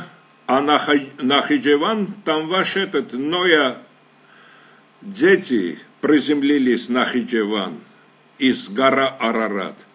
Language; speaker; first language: Russian; non-native, fluent; Armenian